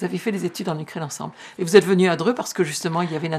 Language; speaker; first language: French; native; French